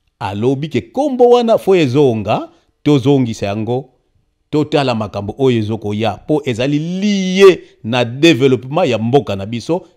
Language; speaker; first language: Lingala; non-native, local second language; Kongo